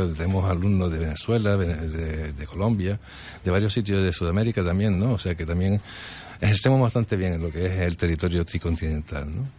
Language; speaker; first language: Spanish; early bilingual, other home language; French